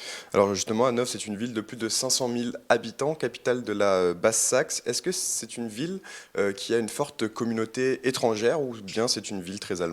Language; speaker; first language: French; native; French